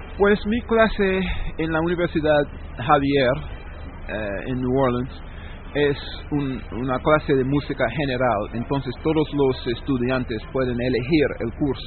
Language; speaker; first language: Spanish; non-native, fluent; English